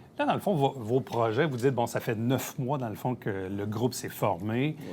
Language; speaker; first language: French; native; French